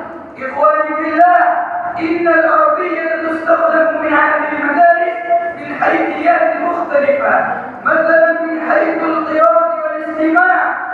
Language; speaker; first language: Arabic; non-native, learner; Urdu